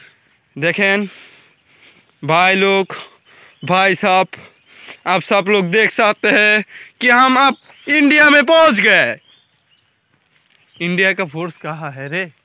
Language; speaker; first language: Hindi; non-native, learner; Bangla